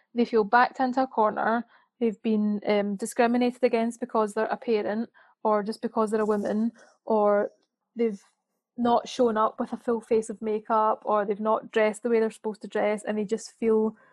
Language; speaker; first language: English; native; English